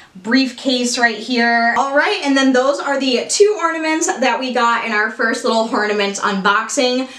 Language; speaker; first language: English; native; English